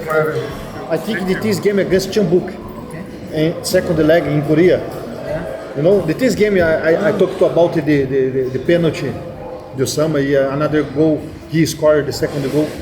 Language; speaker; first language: English; non-native, learner; Portuguese